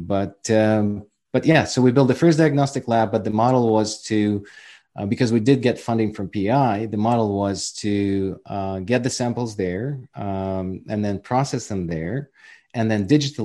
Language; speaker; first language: English; non-native, fluent; Ukrainian